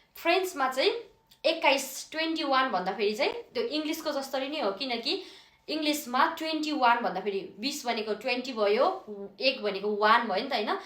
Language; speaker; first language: Nepali; native; Nepali